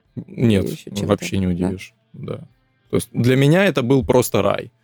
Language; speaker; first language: Russian; native; Russian